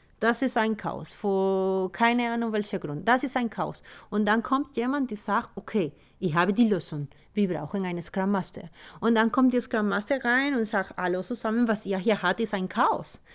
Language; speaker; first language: German; non-native, fluent; Spanish